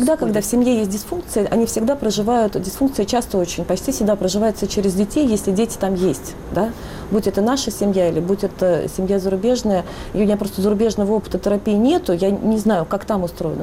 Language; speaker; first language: Russian; native; Russian